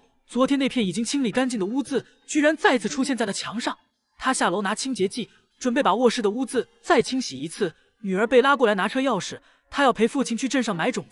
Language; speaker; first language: Chinese; native; Chinese